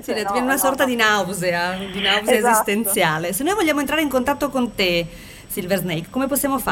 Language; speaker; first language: Italian; native; Italian